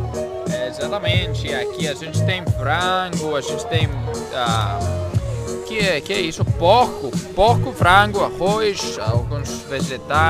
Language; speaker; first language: Portuguese; non-native, learner; Greek